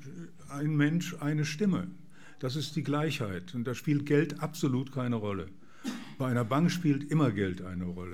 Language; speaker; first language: German; native; German